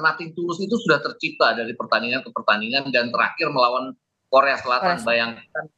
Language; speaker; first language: Indonesian; native; Indonesian